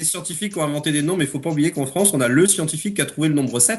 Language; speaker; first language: French; native; French